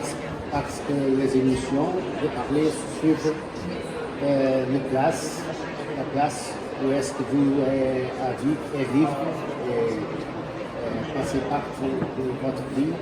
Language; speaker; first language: French; non-native, learner; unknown